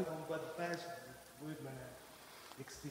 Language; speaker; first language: French; non-native, local second language; Arabic